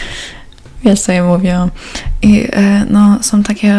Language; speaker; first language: Polish; early bilingual, heritage; Polish